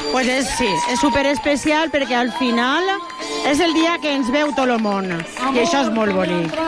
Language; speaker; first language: Catalan; native; Catalan